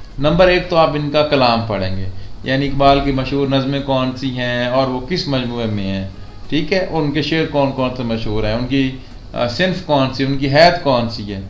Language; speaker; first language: Urdu; non-native, local second language; Punjabi